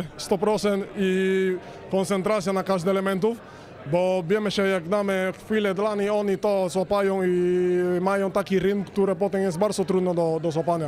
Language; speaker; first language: Polish; non-native, fluent; Spanish